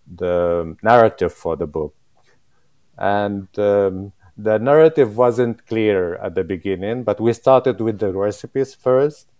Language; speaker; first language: English; non-native, fluent; Arabic